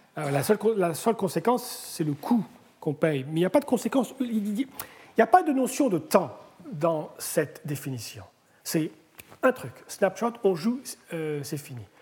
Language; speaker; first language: French; native; French